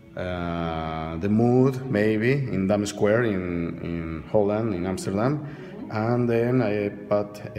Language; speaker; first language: English; non-native, learner; Spanish